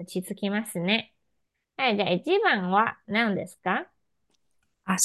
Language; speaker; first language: Japanese; non-native, fluent; Chinese